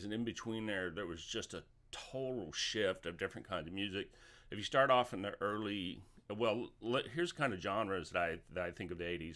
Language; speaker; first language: English; native; English